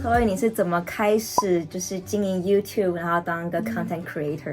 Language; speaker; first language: Chinese; native; Chinese